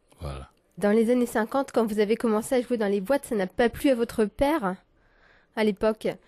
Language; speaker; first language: French; native; French